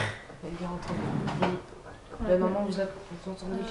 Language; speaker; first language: French; native; French